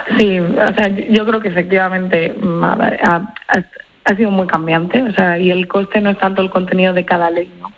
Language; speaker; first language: Spanish; native; Spanish